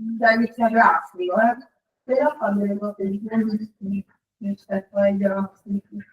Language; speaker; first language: Italian; non-native, fluent; Portuguese